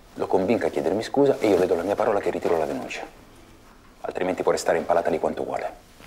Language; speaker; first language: Italian; native; Italian